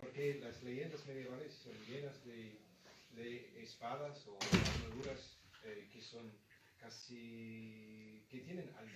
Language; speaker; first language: Spanish; non-native, fluent; English